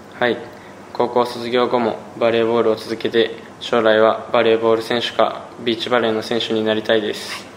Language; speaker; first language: Japanese; native; Japanese